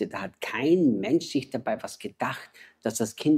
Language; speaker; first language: German; native; German